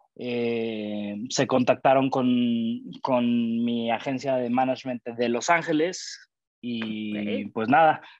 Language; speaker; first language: Spanish; native; Spanish